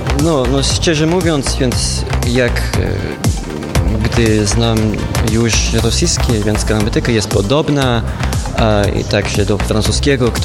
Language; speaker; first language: Polish; non-native, learner; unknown